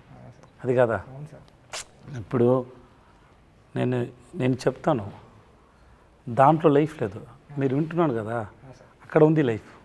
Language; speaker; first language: Telugu; non-native, local second language; Tamil